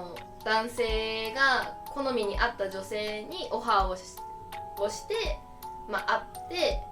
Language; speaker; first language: Japanese; native; Japanese